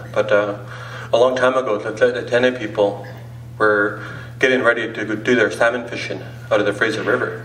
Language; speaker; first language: English; native; English